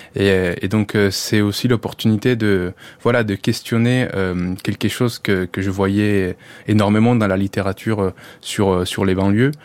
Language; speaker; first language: French; non-native, fluent; Spanish